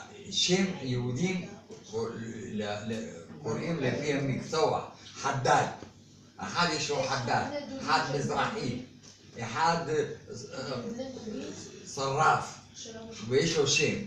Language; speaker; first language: Hebrew; non-native, fluent; Arabic